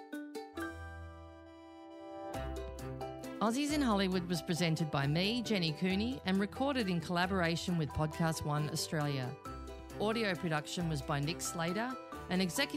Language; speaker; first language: English; native; English